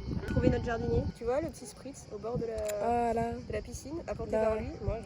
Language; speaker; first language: French; native; French